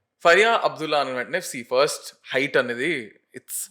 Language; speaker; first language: Telugu; native; Telugu